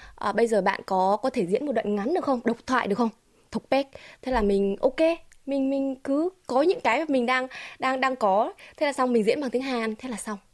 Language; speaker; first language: Vietnamese; native; Vietnamese